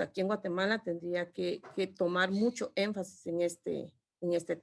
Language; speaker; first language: Spanish; non-native, local second language; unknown